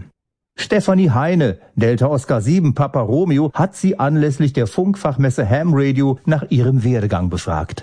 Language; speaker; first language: German; native; German